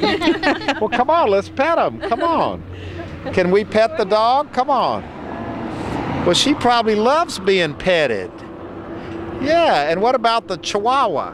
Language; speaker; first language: English; native; English